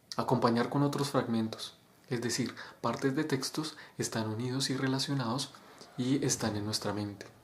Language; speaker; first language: Spanish; native; Spanish